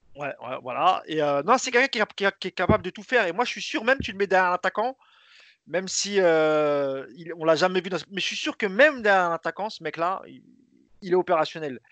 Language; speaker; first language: French; native; French